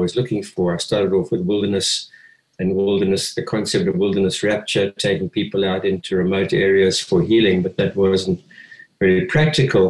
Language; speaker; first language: English; native; English